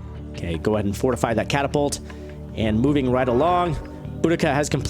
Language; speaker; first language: English; native; English